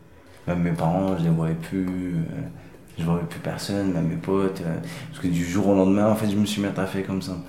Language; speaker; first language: French; early bilingual, other home language; Arabic